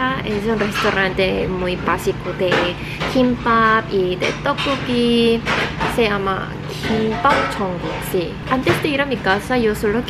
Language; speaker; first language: Spanish; non-native, fluent; Korean